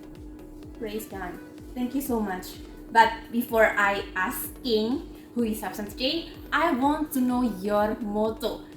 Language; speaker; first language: English; non-native, fluent; Indonesian